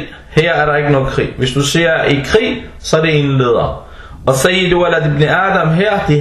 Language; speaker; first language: Danish; non-native, fluent; Arabic